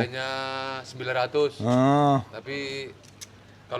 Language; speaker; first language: Indonesian; non-native, local second language; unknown